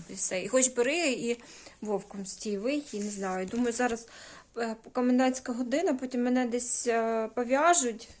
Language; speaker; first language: Ukrainian; non-native, local second language; Russian